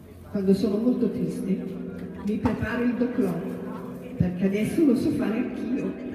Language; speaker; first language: Italian; non-native, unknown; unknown